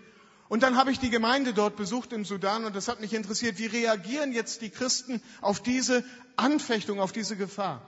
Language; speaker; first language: German; native; German